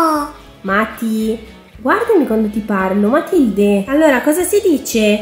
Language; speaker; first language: Italian; native; Italian